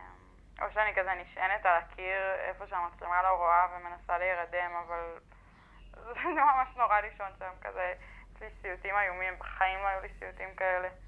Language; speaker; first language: Hebrew; native; Hebrew